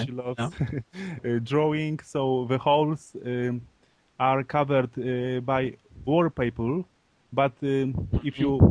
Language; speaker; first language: English; non-native, learner; Polish